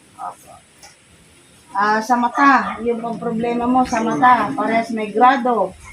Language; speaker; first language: Filipino; non-native, local second language; Bikol